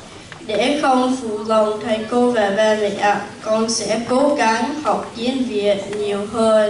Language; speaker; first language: Vietnamese; early bilingual, heritage; Vietnamese